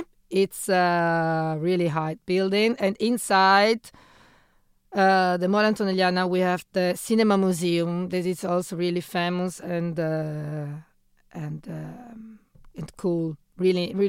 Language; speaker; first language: English; non-native, fluent; Italian